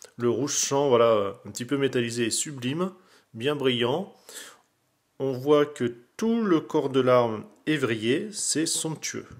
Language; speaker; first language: French; native; French